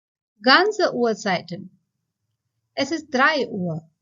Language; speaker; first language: German; non-native, fluent; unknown